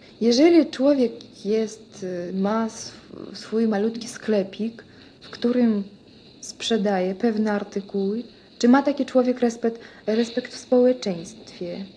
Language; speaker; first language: Polish; non-native, fluent; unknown